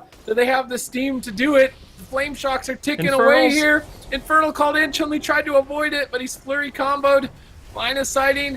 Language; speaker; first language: English; native; English